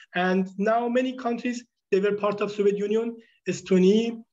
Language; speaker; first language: English; non-native, fluent; Persian